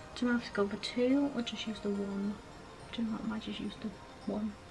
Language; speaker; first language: English; native; English